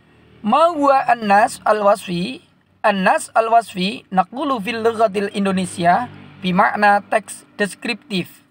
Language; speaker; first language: Arabic; non-native, fluent; Indonesian